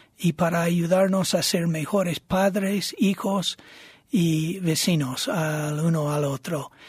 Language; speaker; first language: Spanish; non-native, fluent; English